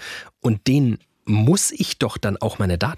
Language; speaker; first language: German; native; German